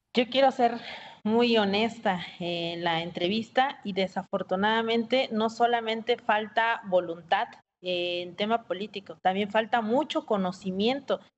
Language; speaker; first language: Spanish; native; Spanish